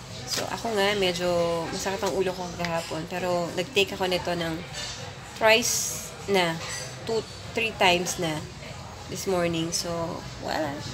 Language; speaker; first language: Filipino; native; Filipino